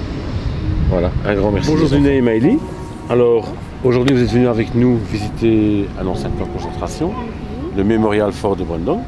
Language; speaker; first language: French; native; French